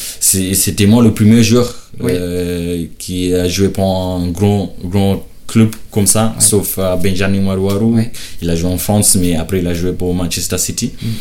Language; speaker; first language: French; non-native, learner; Shona